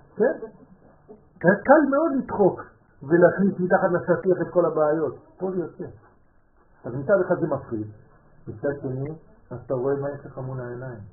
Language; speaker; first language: Hebrew; non-native, fluent; French